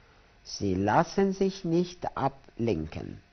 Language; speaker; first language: German; non-native, fluent; Arabic